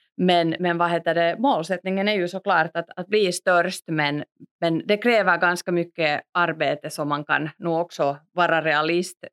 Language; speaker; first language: Swedish; native; Swedish